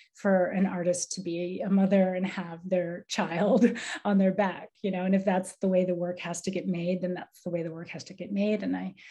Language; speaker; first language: English; native; English